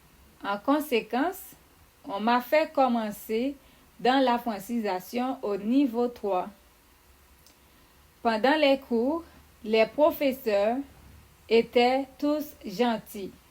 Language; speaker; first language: French; non-native, fluent; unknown